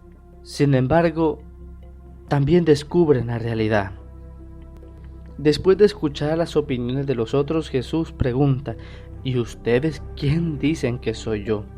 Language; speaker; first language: Spanish; native; Spanish